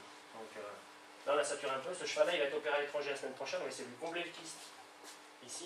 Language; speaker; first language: French; native; French